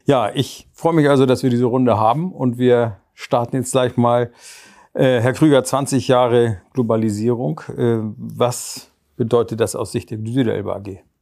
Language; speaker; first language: German; native; German